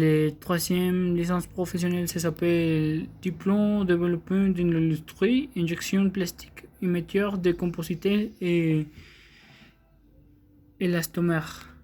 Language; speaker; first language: French; non-native, learner; Spanish